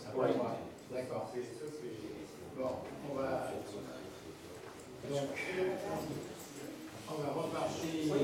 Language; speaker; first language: French; native; French